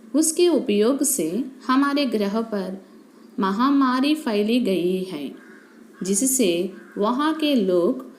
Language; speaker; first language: Hindi; non-native, local second language; Telugu